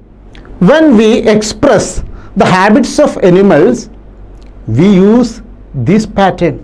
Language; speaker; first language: English; non-native, local second language; Malayalam